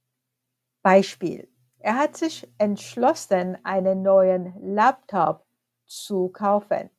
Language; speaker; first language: German; non-native, fluent; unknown